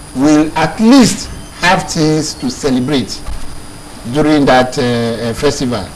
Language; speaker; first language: English; non-native, local second language; Yoruba